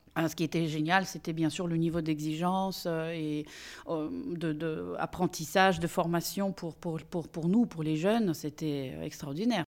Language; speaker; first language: French; non-native, fluent; Russian